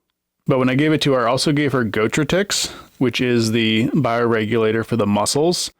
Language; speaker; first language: English; native; English